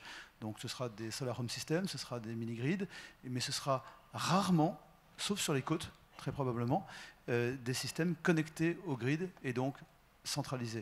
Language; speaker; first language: French; native; French